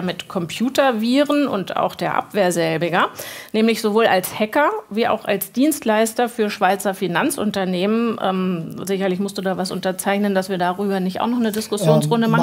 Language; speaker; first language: German; native; German